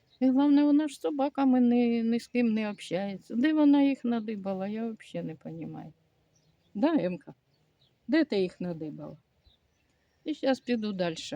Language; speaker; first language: Ukrainian; native; Ukrainian